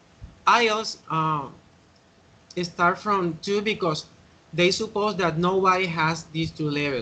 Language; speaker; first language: English; non-native, fluent; Spanish